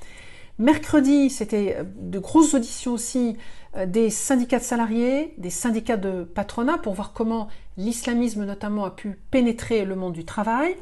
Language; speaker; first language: French; native; French